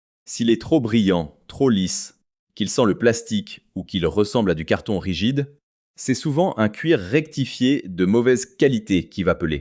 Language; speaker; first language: French; native; French